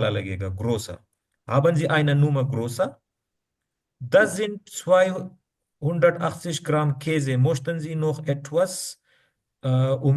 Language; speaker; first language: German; non-native, fluent; Urdu